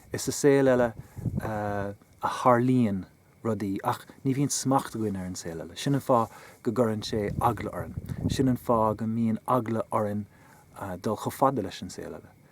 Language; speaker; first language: Irish; non-native, local second language; English